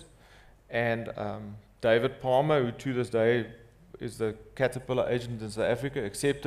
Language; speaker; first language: English; non-native, local second language; Afrikaans